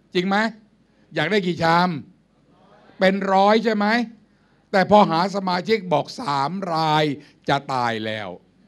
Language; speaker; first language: Thai; native; Thai